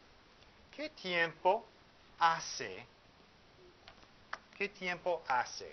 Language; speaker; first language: Spanish; non-native, fluent; English